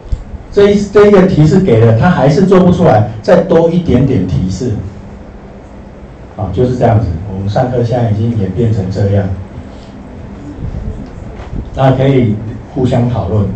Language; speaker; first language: Chinese; native; Chinese